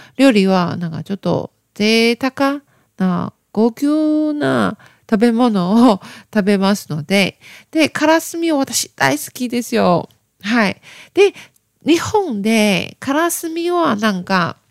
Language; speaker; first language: Japanese; non-native, learner; Chinese